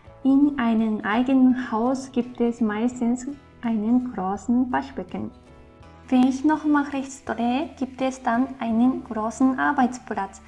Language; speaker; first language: German; non-native, fluent; Japanese